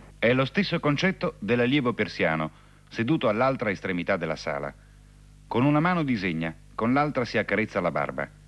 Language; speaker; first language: Italian; native; Italian